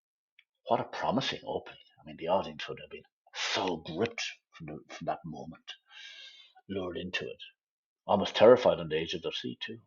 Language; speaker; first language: English; native; English